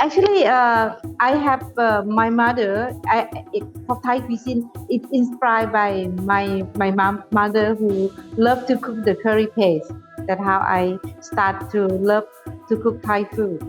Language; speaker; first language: English; non-native, fluent; Thai